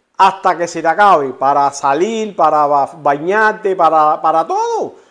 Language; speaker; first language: Spanish; native; Spanish